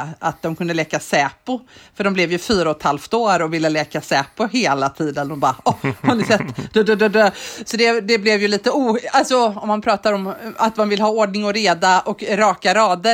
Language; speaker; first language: Swedish; native; Swedish